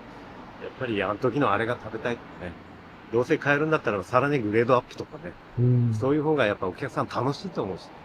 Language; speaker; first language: Japanese; native; Japanese